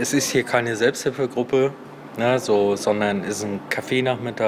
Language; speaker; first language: German; native; German